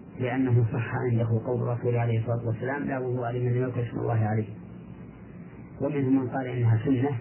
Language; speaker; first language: Arabic; native; Arabic